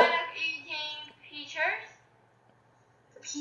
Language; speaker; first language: English; non-native, learner; Chinese